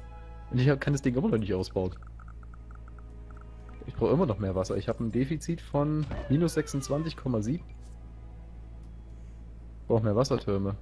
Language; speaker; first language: German; native; German